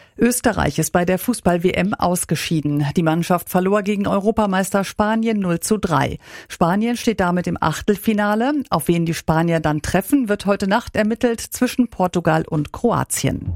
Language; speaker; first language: German; native; German